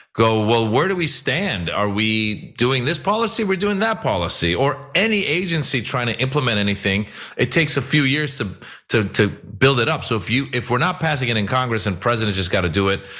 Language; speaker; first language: English; non-native, fluent; Persian